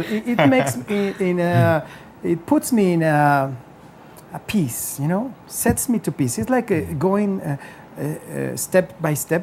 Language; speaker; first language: English; non-native, learner; Spanish